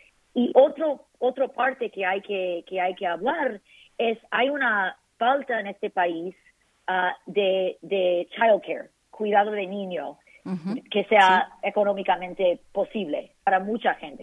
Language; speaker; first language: Spanish; early bilingual, heritage; Spanish